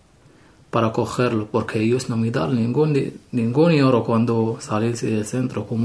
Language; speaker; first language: Spanish; non-native, learner; Arabic